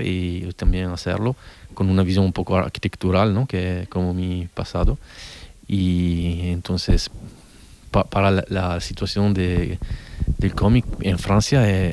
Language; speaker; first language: Spanish; non-native, learner; Italian